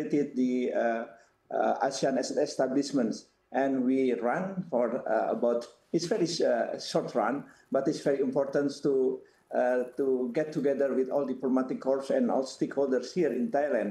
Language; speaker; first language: English; non-native, fluent; Indonesian